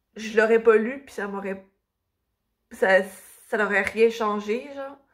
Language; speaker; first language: French; native; French